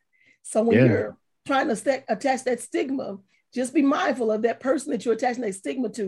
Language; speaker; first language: English; native; English